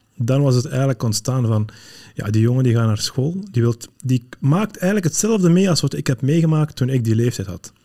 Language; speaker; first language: Dutch; early bilingual, other home language; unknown